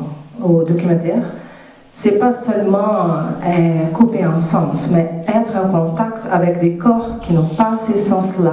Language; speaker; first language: French; non-native, fluent; Portuguese